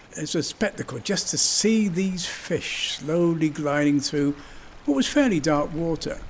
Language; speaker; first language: English; native; English